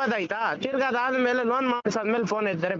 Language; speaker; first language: Kannada; native; Kannada